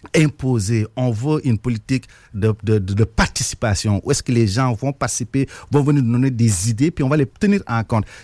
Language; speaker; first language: French; non-native, local second language; Wolof